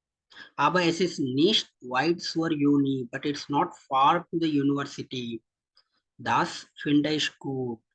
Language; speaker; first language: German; non-native, fluent; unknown